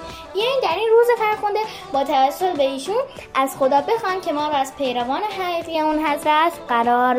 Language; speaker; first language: Persian; native; Persian